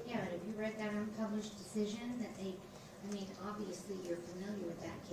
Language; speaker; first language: English; native; English